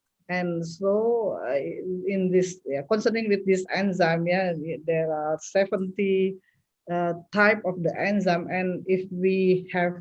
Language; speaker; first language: English; non-native, local second language; Indonesian